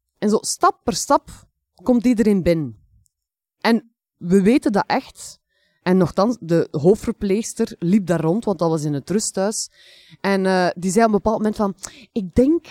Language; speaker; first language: Dutch; native; Dutch